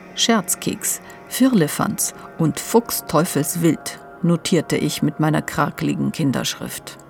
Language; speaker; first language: German; native; German